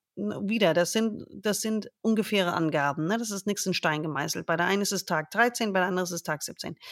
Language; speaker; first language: German; non-native, fluent; English